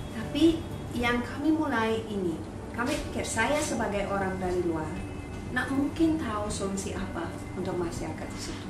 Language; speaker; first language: Indonesian; non-native, fluent; English